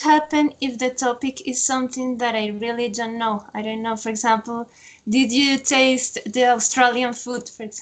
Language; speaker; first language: English; non-native, fluent; Spanish